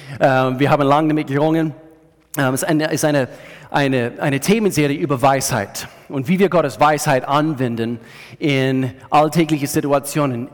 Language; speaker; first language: German; non-native, fluent; English